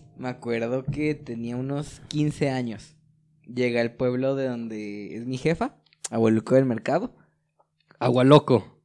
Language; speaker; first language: Spanish; native; Spanish